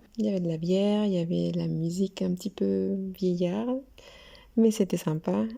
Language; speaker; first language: French; non-native, fluent; Spanish